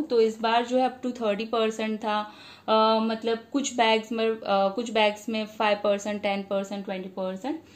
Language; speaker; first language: Hindi; non-native, local second language; Bangla